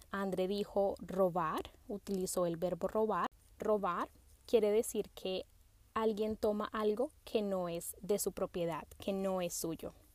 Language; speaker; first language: Spanish; native; Spanish